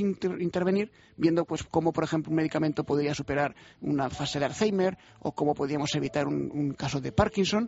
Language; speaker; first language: Spanish; native; Spanish